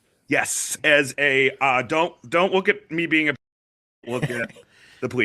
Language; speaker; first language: English; native; English